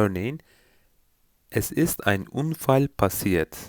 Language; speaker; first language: German; non-native, fluent; Turkish